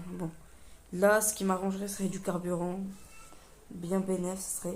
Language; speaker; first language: French; native; French